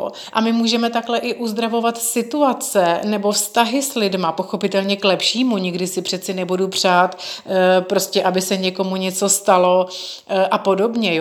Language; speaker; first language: Czech; native; Czech